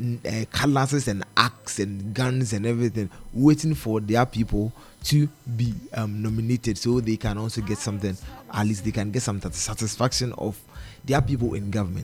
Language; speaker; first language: English; non-native, local second language; Akan